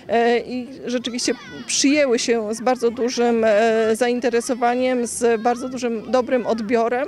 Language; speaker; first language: Polish; native; Polish